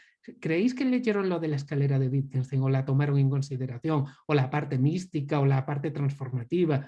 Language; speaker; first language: Spanish; native; Spanish